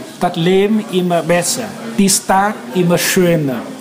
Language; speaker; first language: German; non-native, learner; Vietnamese